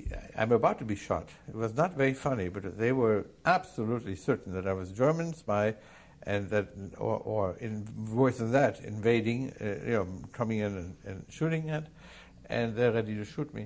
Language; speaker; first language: English; non-native, fluent; German